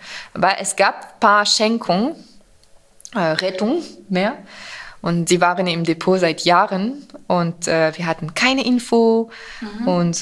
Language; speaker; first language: German; non-native, fluent; French